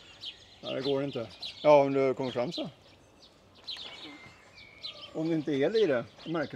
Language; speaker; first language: Swedish; native; Swedish